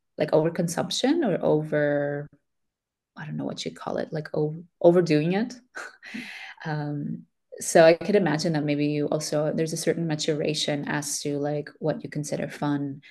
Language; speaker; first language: English; early bilingual, other home language; Macedonian